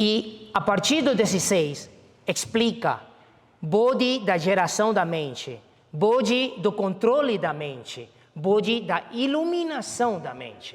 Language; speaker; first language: Portuguese; non-native, fluent; Chinese